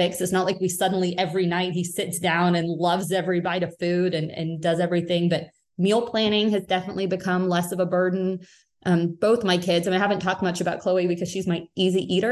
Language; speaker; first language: English; native; English